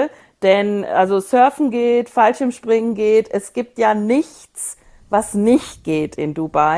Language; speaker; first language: German; native; German